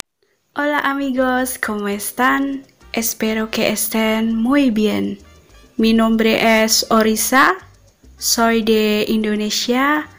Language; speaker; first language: Spanish; non-native, fluent; Indonesian